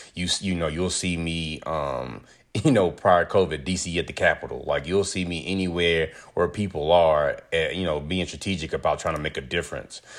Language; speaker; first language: English; native; English